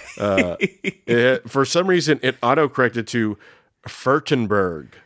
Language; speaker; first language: English; native; English